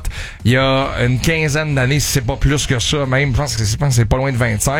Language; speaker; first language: French; native; French